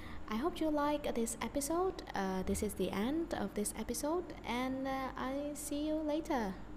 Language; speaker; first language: English; non-native, fluent; Vietnamese